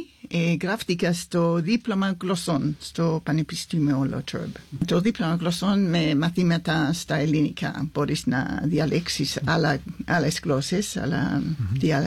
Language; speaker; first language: Greek; non-native, fluent; English